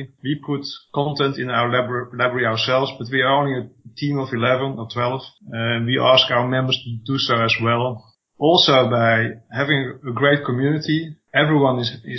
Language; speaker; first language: English; non-native, fluent; Dutch